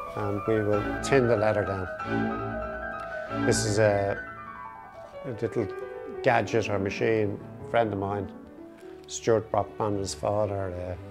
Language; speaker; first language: English; native; English